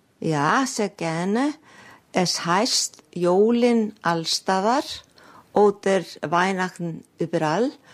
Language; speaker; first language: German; non-native, fluent; Icelandic